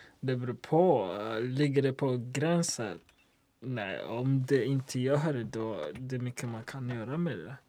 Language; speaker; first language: Swedish; non-native, local second language; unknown